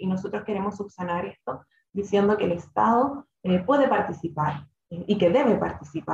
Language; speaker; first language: Spanish; native; Spanish